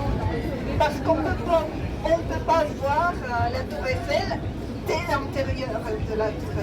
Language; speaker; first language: French; non-native, fluent; Russian